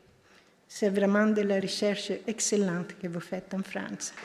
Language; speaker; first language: French; non-native, fluent; Italian